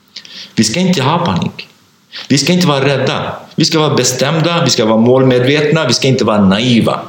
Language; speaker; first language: Swedish; non-native, fluent; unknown